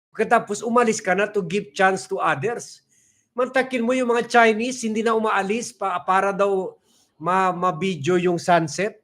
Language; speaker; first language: Filipino; non-native, local second language; Cebuano